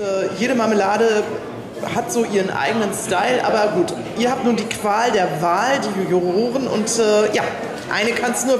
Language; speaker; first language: German; native; German